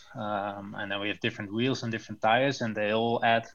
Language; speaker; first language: English; non-native, fluent; Dutch